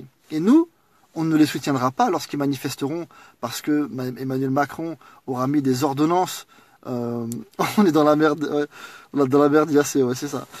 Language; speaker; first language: French; native; French